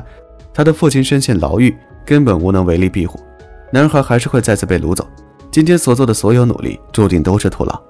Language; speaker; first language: Chinese; native; Chinese